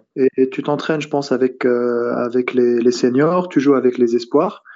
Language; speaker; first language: French; native; French